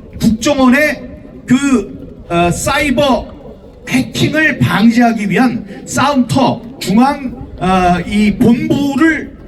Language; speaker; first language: Korean; native; Korean